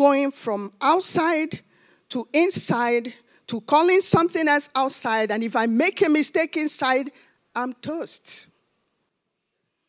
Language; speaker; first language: English; non-native, local second language; Igbo